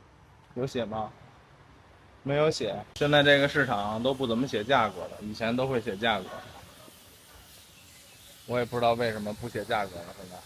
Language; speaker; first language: Chinese; native; Chinese